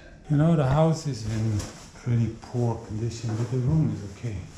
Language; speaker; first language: English; non-native, fluent; Dutch